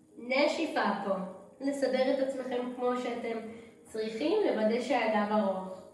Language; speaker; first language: Hebrew; early bilingual, heritage; English